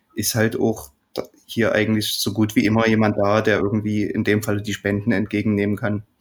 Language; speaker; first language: German; native; German